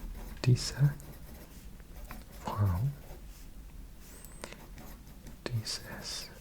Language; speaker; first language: German; non-native, learner; English